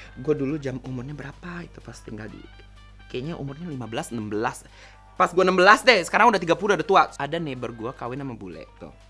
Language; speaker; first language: Indonesian; native; Indonesian